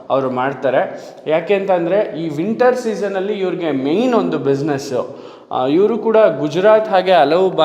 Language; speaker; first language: Kannada; native; Kannada